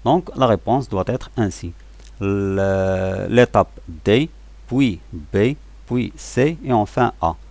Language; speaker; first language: French; non-native, local second language; Arabic